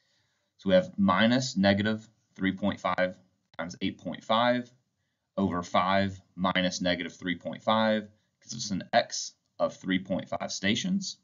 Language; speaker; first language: English; native; English